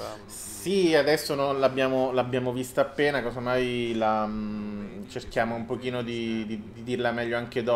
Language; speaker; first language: Italian; native; Italian